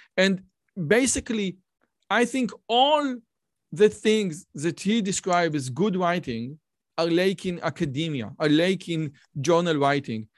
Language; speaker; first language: English; non-native, fluent; Hebrew